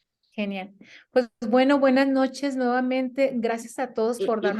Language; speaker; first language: Spanish; native; Spanish